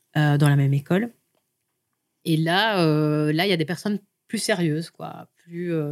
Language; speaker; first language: French; native; French